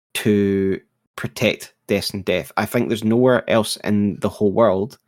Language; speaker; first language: English; native; English